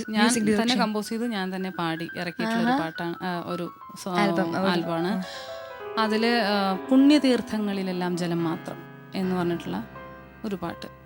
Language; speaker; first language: Malayalam; native; Malayalam